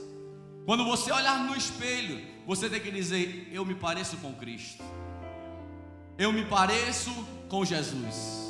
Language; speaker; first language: Portuguese; native; Portuguese